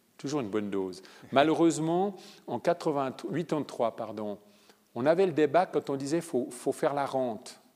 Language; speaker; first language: French; early bilingual, other home language; Italian